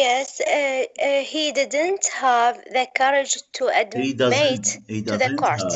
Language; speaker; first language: English; non-native, learner; Arabic